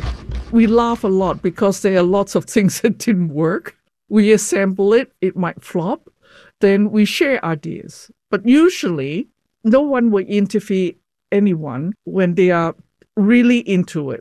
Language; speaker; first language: English; non-native, fluent; Cantonese